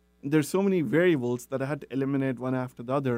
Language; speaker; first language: English; non-native, local second language; Telugu